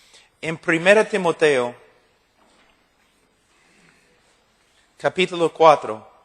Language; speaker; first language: Spanish; non-native, fluent; English